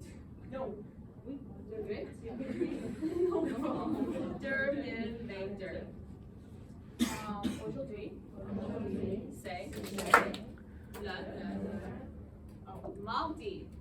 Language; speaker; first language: French; non-native, local second language; English